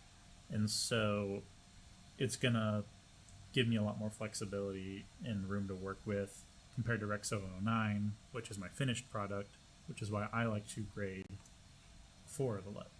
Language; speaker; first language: English; native; English